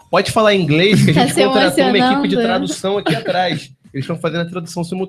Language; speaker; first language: Portuguese; native; Portuguese